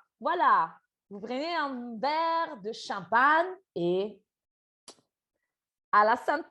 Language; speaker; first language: French; non-native, fluent; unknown